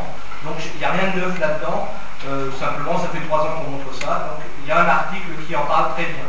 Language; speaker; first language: French; native; French